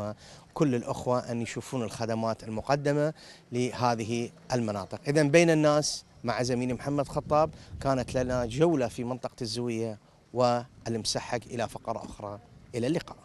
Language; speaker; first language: Arabic; native; Arabic